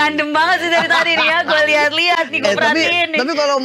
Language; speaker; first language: Indonesian; native; Indonesian